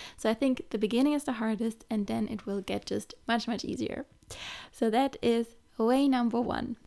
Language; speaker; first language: English; non-native, fluent; German